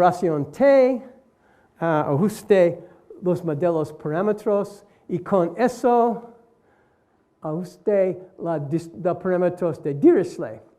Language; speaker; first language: Spanish; non-native, learner; English